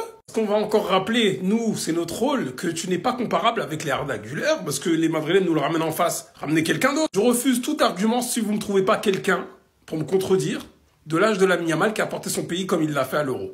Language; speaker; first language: French; native; French